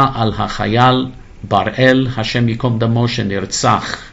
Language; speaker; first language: Hebrew; non-native, fluent; English